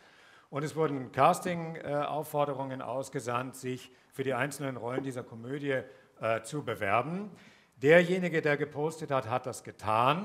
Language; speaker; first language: German; native; German